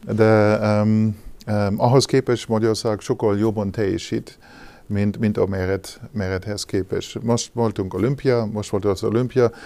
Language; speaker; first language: Hungarian; non-native, learner; German